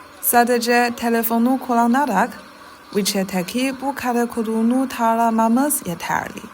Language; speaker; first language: Turkish; non-native, fluent; Chinese